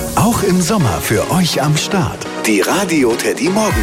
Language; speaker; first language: German; native; German